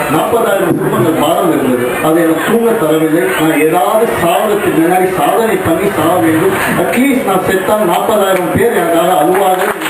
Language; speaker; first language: Tamil; non-native, local second language; Marwari